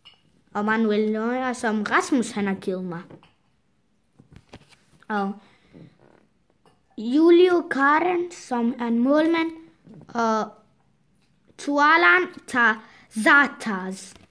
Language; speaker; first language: Danish; early bilingual, other home language; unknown